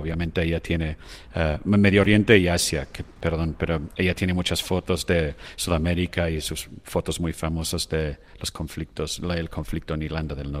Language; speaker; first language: Spanish; non-native, fluent; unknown